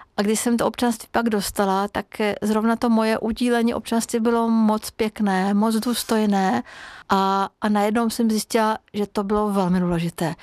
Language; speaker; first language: Czech; non-native, fluent; Hungarian